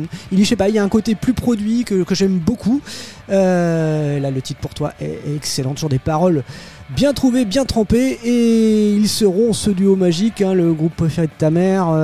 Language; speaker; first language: French; native; French